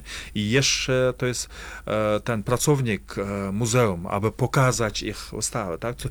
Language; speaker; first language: Polish; non-native, fluent; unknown